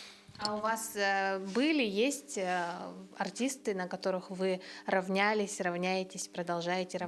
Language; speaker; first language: Russian; native; Russian